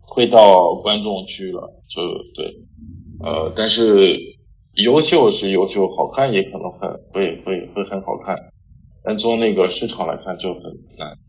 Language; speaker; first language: Chinese; non-native, fluent; French